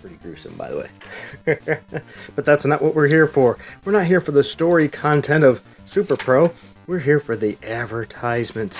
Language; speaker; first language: English; native; English